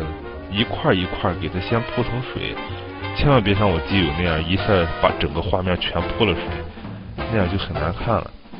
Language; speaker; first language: Chinese; native; Chinese